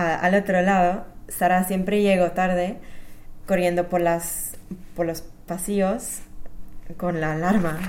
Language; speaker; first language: Spanish; non-native, fluent; English